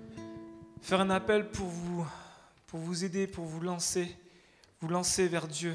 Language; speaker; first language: French; native; French